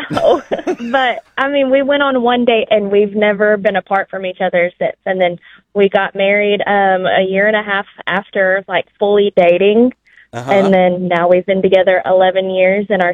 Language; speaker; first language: English; native; English